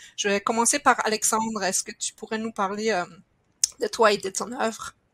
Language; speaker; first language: French; non-native, fluent; German